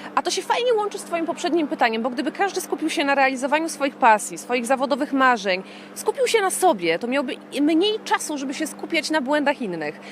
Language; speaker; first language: Polish; native; Polish